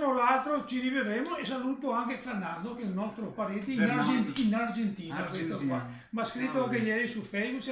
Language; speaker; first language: Italian; native; Italian